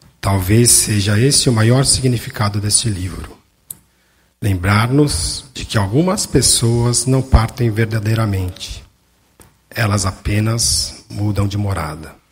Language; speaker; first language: Portuguese; native; Portuguese